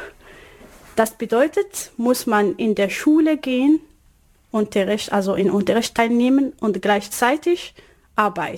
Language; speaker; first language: German; non-native, learner; Arabic